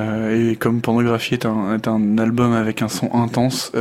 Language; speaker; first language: French; native; French